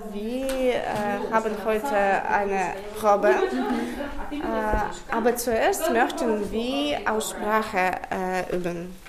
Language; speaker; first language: German; non-native, learner; Ukrainian